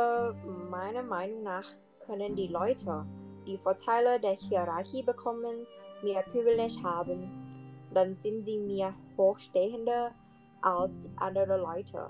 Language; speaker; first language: German; non-native, learner; Thai